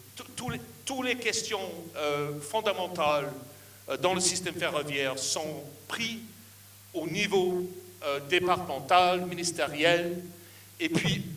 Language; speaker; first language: French; non-native, fluent; English